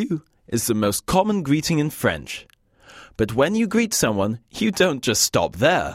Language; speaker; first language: English; native; English